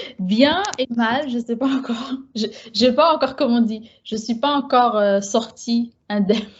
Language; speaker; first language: French; native; French